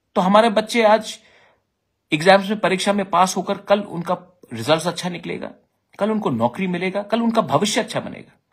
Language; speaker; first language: Hindi; non-native, local second language; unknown